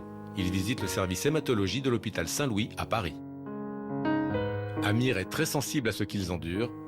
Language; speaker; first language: French; native; French